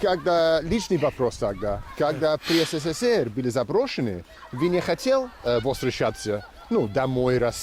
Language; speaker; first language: Russian; non-native, learner; English